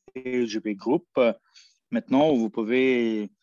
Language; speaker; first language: French; non-native, fluent; Spanish